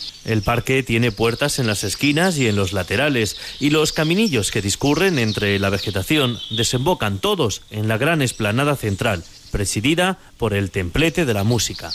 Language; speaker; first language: Spanish; native; Spanish